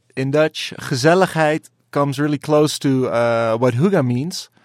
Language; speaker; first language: English; non-native, fluent; Dutch